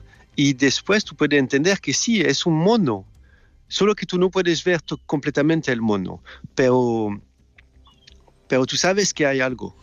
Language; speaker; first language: Spanish; non-native, learner; French